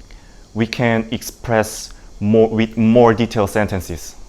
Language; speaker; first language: English; non-native, learner; Indonesian